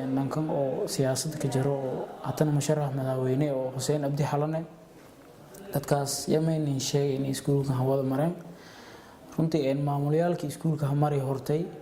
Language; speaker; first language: Somali; non-native, local second language; Maay